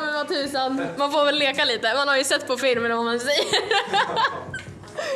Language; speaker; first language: Swedish; native; Swedish